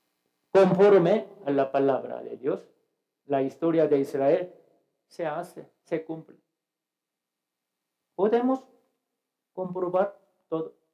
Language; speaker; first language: Spanish; non-native, fluent; Korean